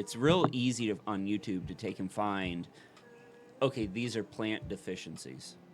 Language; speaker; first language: English; native; English